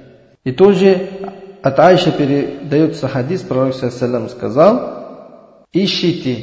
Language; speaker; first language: Russian; non-native, learner; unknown